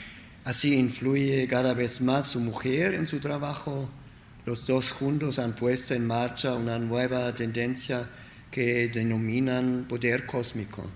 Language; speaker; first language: Spanish; non-native, learner; German